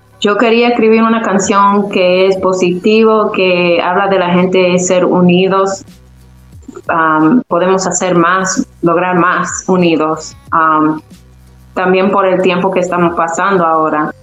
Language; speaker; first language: Spanish; early bilingual, other home language; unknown